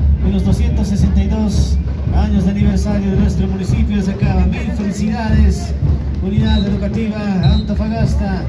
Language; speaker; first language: Spanish; native; Spanish